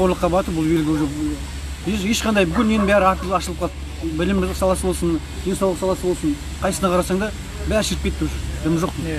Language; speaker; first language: Kazakh; native; Kazakh